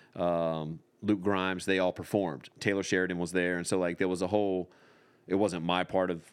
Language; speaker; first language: English; native; English